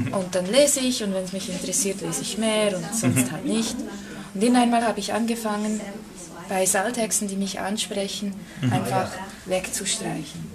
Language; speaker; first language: German; non-native, fluent; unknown